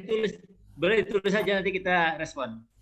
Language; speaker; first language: Indonesian; native; Indonesian